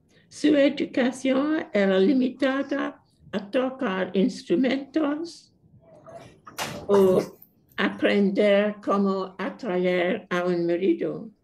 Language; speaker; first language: Spanish; non-native, fluent; English